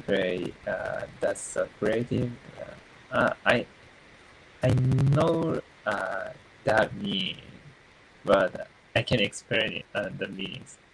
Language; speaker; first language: English; non-native, learner; Japanese